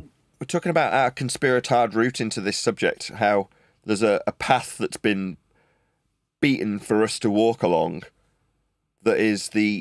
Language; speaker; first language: English; native; English